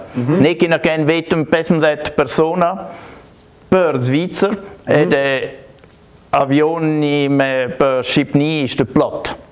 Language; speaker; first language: Albanian; non-native, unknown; German